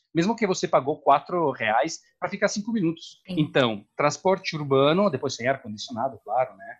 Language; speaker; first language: Portuguese; non-native, fluent; Italian